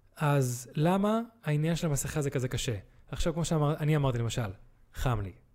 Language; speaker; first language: Hebrew; native; Hebrew